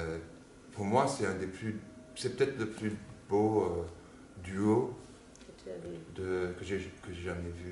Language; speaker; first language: French; non-native, fluent; English